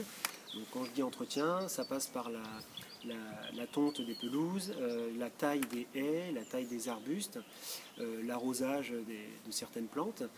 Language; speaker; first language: French; native; French